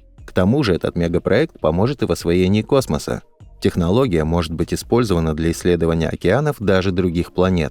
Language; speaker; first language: Russian; native; Russian